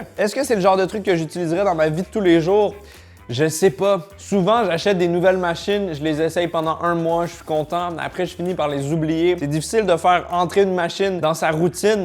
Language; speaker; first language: French; native; French